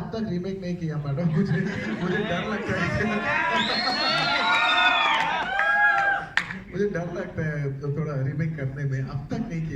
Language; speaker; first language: Hindi; non-native, local second language; Telugu